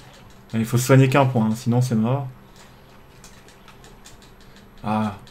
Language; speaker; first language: French; native; French